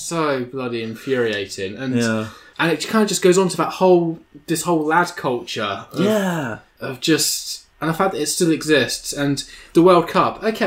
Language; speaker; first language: English; native; English